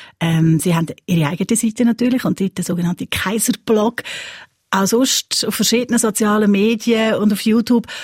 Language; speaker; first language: German; native; German